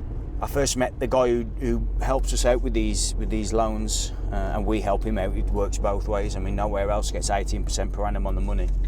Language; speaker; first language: English; native; English